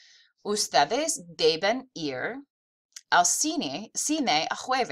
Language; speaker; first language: Spanish; non-native, fluent; English